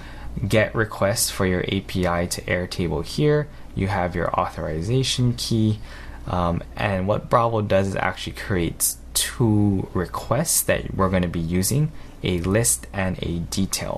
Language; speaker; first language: English; native; English